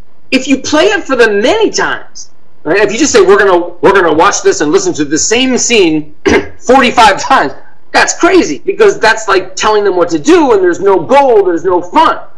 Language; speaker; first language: English; native; English